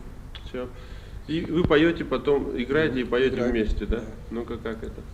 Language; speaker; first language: Russian; native; Russian